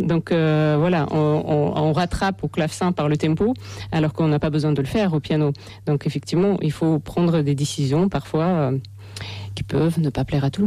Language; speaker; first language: French; non-native, fluent; Russian